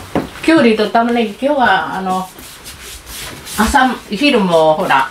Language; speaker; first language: Japanese; native; Japanese